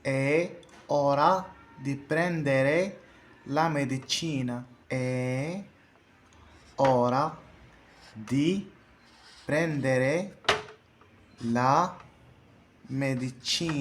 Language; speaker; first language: Italian; non-native, fluent; Arabic